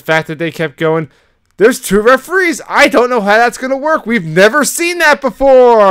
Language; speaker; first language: English; native; English